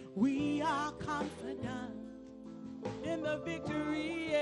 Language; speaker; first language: English; native; English